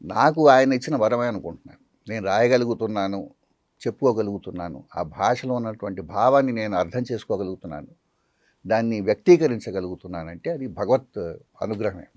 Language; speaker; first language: Telugu; non-native, local second language; Tamil